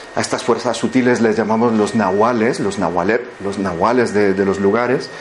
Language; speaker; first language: Spanish; native; Spanish